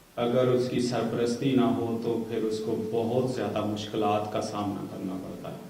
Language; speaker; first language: Urdu; non-native, local second language; Punjabi